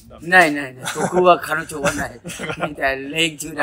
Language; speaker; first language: Japanese; non-native, learner; Thai